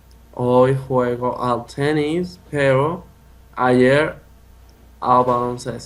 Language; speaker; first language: Spanish; non-native, learner; English